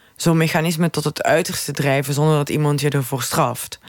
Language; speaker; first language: Dutch; native; Dutch